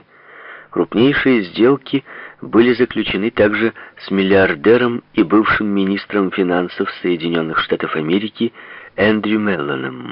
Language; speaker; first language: Russian; native; Russian